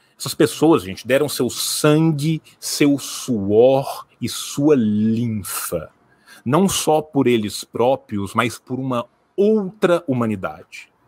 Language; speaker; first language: Portuguese; native; Portuguese